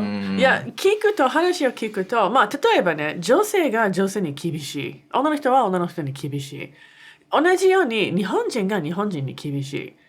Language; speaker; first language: Japanese; non-native, fluent; English